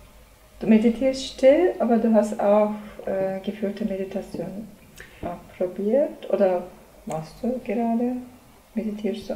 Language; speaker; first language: German; non-native, learner; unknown